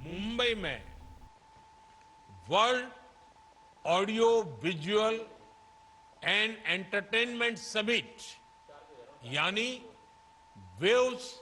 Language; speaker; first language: Hindi; native; Hindi